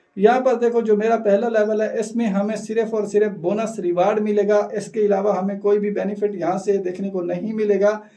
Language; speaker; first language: Urdu; native; Urdu